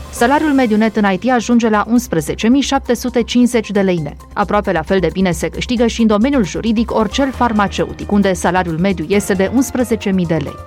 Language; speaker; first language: Romanian; native; Romanian